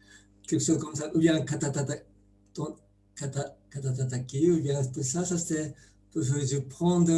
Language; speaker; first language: French; non-native, learner; Japanese